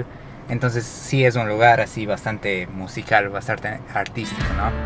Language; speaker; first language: Spanish; native; Spanish